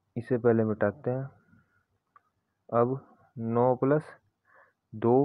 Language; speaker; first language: Hindi; native; Hindi